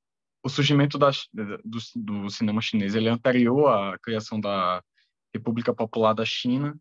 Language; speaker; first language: Portuguese; native; Portuguese